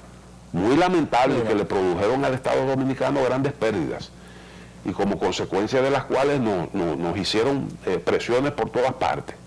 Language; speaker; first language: Spanish; native; Spanish